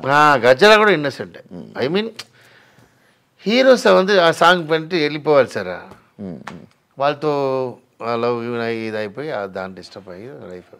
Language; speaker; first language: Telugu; non-native, local second language; Tamil